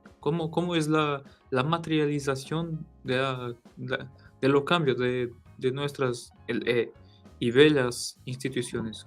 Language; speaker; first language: Spanish; non-native, learner; Portuguese